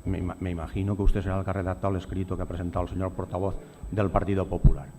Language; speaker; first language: Spanish; non-native, local second language; Catalan